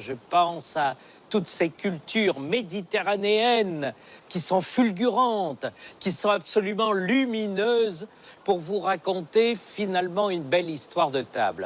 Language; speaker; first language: French; native; French